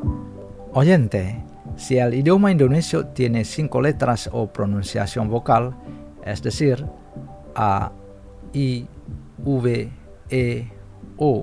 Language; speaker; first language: Spanish; non-native, fluent; Indonesian